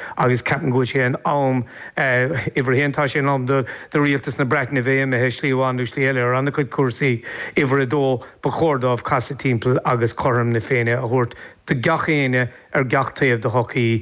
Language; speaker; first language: Irish; native; Irish